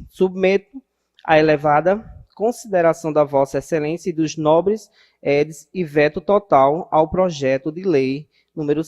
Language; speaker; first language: Portuguese; native; Portuguese